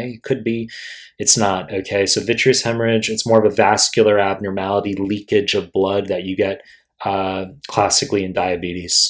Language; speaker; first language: English; native; English